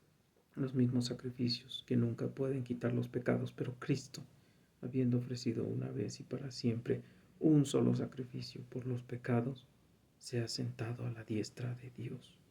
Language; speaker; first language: Spanish; native; Spanish